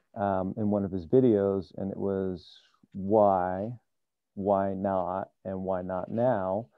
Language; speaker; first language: English; native; English